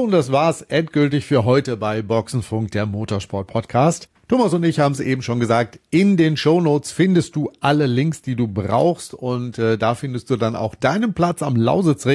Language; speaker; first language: German; native; German